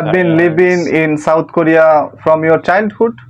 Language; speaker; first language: English; non-native, learner; Bangla